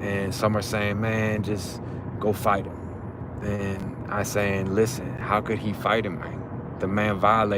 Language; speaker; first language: English; native; English